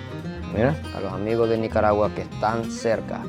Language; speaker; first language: Spanish; non-native, fluent; Japanese